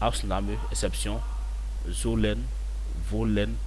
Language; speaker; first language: German; non-native, fluent; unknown